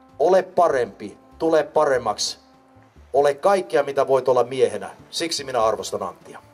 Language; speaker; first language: Finnish; early bilingual, heritage; Finnish